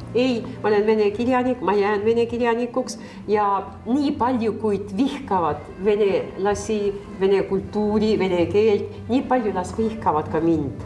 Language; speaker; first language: Estonian; non-native, local second language; Russian